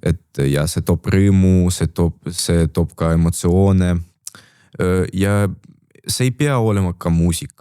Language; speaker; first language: Estonian; non-native, local second language; Russian